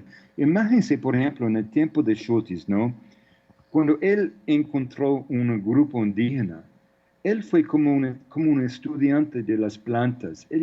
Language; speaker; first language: Spanish; non-native, fluent; English